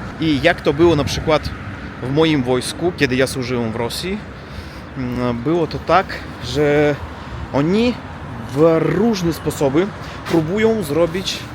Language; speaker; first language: Polish; non-native, learner; Russian